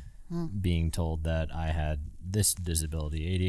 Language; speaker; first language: English; native; English